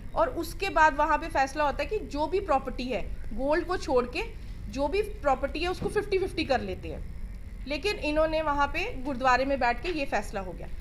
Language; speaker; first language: Hindi; non-native, local second language; Punjabi